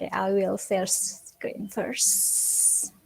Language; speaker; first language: English; non-native, local second language; Indonesian